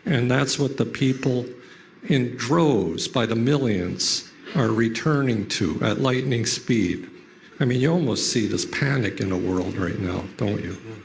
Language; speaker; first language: English; early bilingual, other home language; Ukrainian